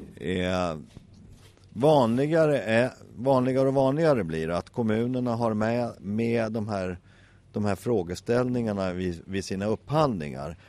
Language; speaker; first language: Swedish; native; Swedish